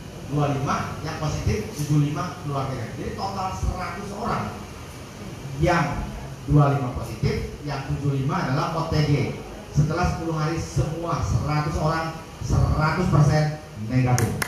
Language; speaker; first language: Indonesian; native; Indonesian